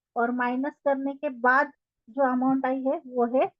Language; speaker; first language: Hindi; non-native, local second language; Marathi